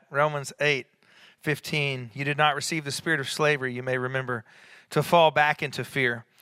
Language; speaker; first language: English; native; English